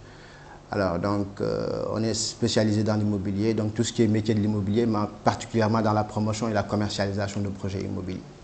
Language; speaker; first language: French; non-native, local second language; Wolof